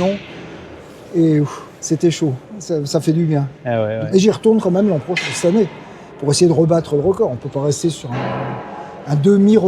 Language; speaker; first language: French; native; French